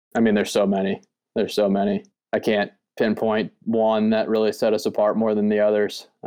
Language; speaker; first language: English; native; English